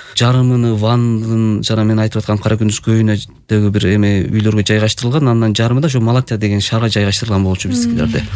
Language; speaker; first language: Kyrgyz; early bilingual, heritage; Kyrgyz